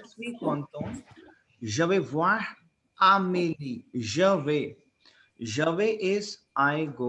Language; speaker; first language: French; non-native, fluent; Hindi